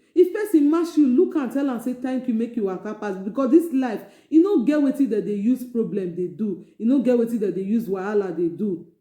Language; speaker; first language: Nigerian Pidgin; native; Nigerian Pidgin